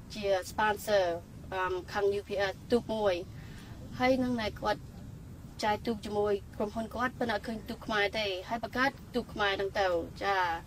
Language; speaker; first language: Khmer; early bilingual, heritage; Khmer